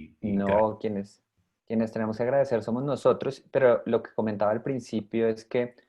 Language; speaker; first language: Spanish; native; Spanish